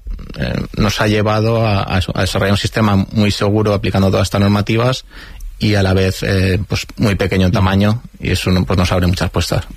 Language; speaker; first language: Spanish; native; Spanish